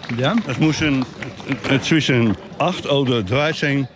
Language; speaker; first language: German; non-native, learner; Dutch